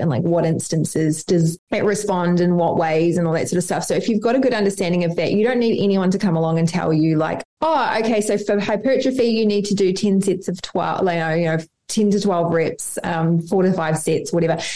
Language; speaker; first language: English; native; English